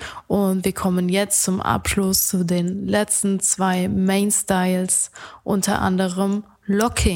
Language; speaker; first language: German; native; German